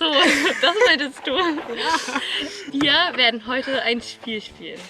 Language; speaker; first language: German; non-native, fluent; Swedish